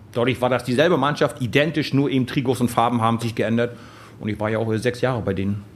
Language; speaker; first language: German; native; German